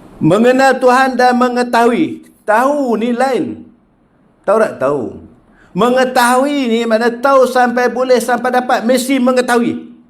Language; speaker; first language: Malay; native; Malay